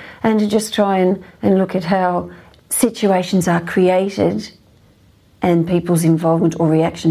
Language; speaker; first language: English; native; English